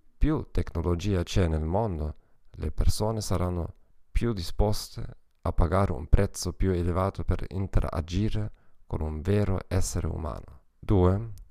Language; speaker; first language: Italian; non-native, learner; German